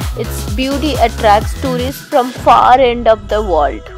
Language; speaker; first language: English; non-native, local second language; Odia